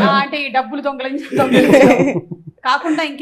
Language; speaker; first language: Telugu; native; Telugu